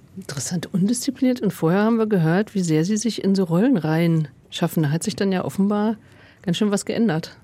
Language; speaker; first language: German; native; German